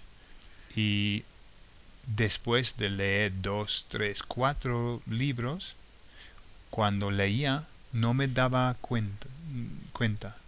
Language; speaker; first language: Spanish; non-native, fluent; English